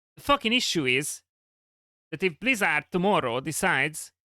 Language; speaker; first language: English; non-native, fluent; Hungarian